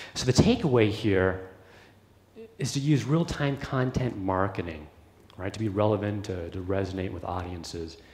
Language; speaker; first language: English; native; English